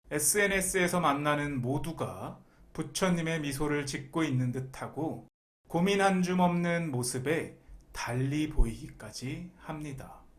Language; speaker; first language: Korean; native; Korean